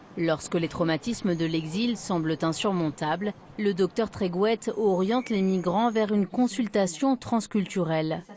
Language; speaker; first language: French; native; French